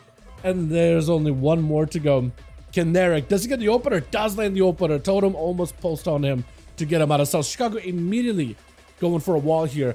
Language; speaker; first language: English; native; English